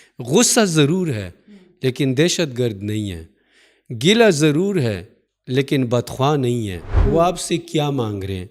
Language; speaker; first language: Urdu; non-native, local second language; Pashto